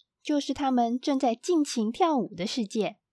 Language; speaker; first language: Chinese; native; Chinese